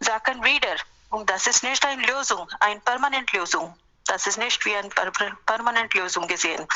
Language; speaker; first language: German; non-native, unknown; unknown